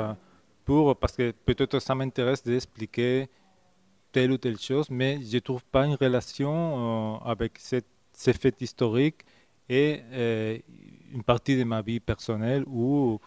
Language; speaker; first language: French; non-native, fluent; Spanish